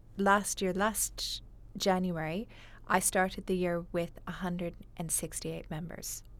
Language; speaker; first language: English; native; English